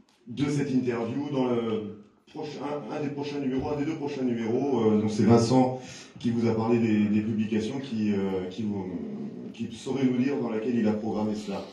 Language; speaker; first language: French; native; French